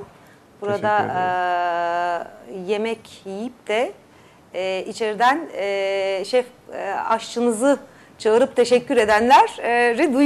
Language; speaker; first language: Turkish; native; Turkish